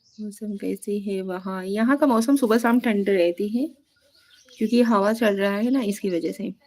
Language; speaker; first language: Hindi; native; Hindi